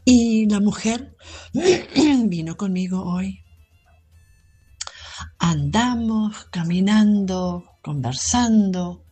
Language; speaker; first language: Spanish; non-native, fluent; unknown